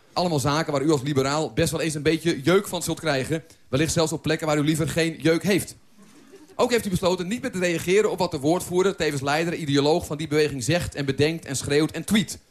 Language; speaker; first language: Dutch; native; Dutch